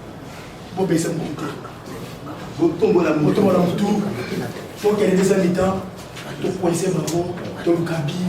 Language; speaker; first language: French; non-native, local second language; Lingala